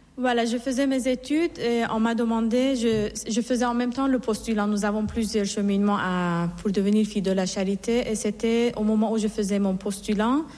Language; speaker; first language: French; non-native, fluent; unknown